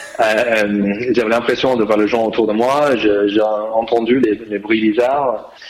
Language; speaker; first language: French; non-native, fluent; English